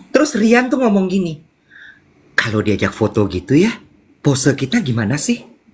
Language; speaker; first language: Indonesian; native; Indonesian